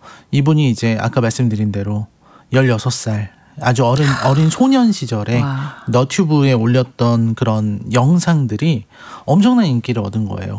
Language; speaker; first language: Korean; native; Korean